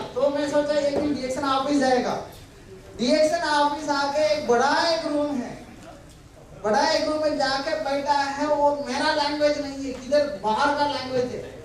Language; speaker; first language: Hindi; non-native, local second language; Tamil